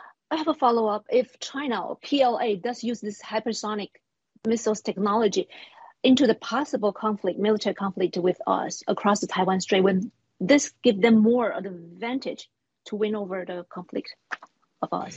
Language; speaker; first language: English; non-native, fluent; Chinese